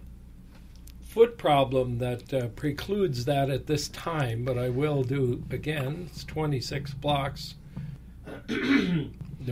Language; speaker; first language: English; native; English